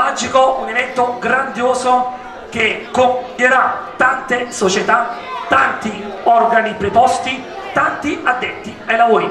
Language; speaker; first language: Italian; native; Italian